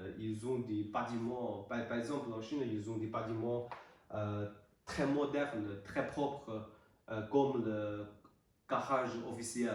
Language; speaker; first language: French; non-native, learner; Chinese